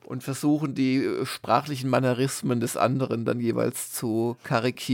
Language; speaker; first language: German; native; German